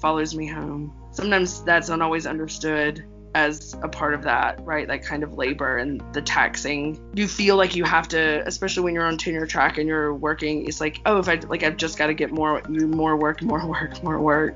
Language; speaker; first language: English; native; English